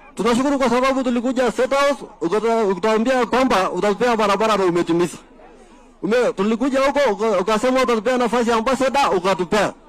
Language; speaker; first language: Swahili; non-native, local second language; Masai